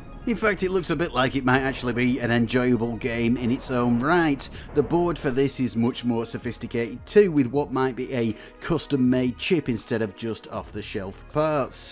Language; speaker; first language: English; native; English